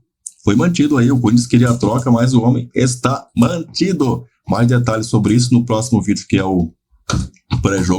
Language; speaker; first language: Portuguese; native; Portuguese